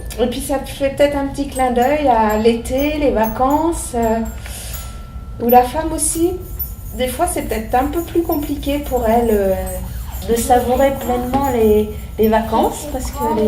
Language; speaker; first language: French; native; French